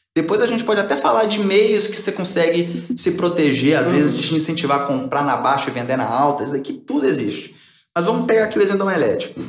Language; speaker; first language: Portuguese; early bilingual, other home language; Spanish